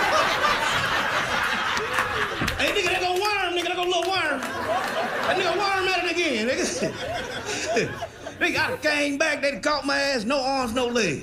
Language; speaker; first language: English; native; English